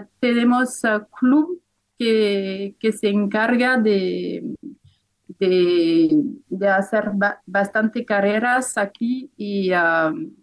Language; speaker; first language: Spanish; non-native, fluent; French